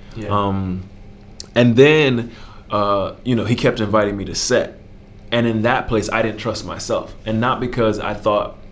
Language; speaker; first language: English; native; English